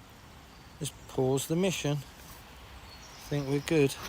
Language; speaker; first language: English; native; English